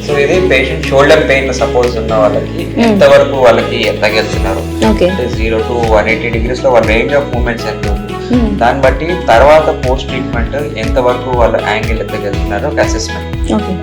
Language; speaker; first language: Telugu; native; Telugu